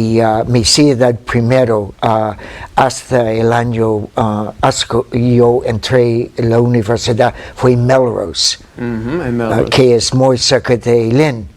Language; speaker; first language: Spanish; non-native, fluent; English